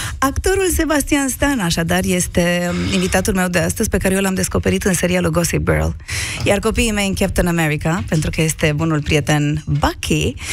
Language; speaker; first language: Romanian; native; Romanian